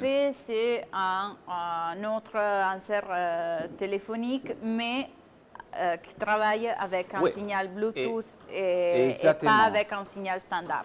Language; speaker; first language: French; non-native, fluent; Italian